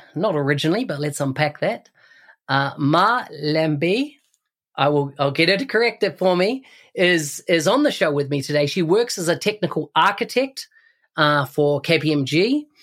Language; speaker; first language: English; native; English